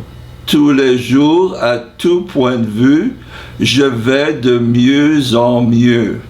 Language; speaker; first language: French; non-native, fluent; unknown